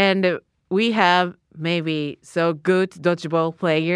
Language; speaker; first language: English; non-native, learner; Japanese